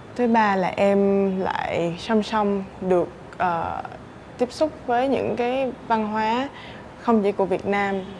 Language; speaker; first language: Vietnamese; native; Vietnamese